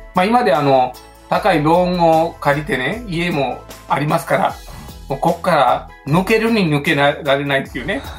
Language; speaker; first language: Japanese; non-native, fluent; Sinhala